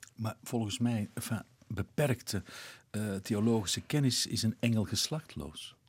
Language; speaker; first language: Dutch; native; Dutch